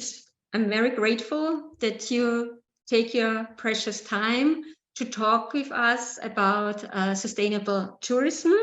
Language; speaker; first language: English; non-native, learner; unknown